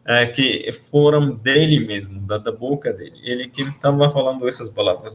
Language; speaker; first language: Portuguese; non-native, learner; Arabic